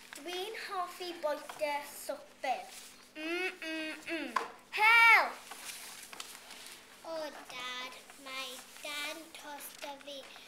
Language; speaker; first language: Welsh; non-native, local second language; English